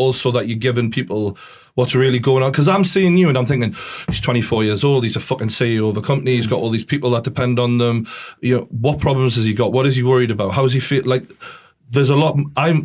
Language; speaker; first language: English; native; English